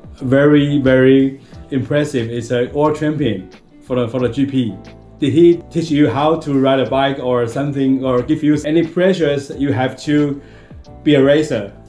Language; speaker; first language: English; non-native, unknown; Chinese